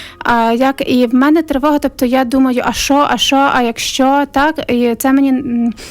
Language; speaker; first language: Ukrainian; native; Ukrainian